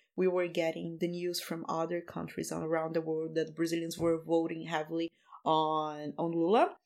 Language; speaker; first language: English; non-native, fluent; Portuguese